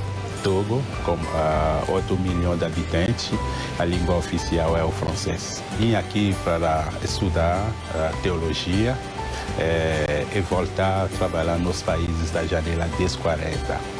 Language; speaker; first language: Portuguese; non-native, fluent; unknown